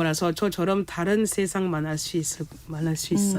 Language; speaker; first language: Korean; non-native, fluent; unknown